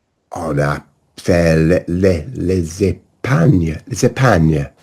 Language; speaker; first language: French; non-native, learner; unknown